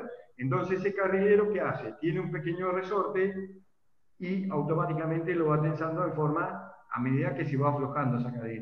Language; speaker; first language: Spanish; native; Spanish